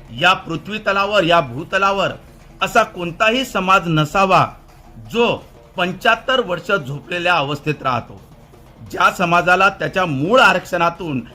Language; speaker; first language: Marathi; non-native, local second language; Lambadi